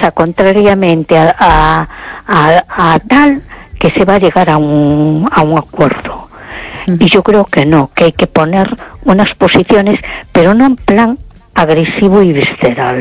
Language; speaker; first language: Spanish; native; Spanish